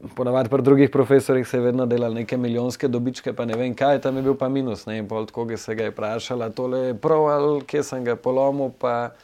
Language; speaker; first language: Slovenian; native; Slovenian